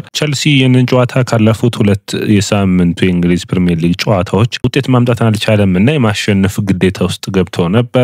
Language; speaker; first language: Amharic; native; Amharic